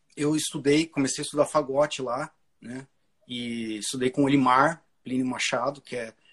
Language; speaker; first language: Portuguese; native; Portuguese